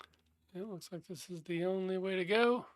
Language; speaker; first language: English; native; English